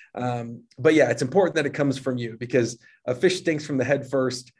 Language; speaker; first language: English; native; English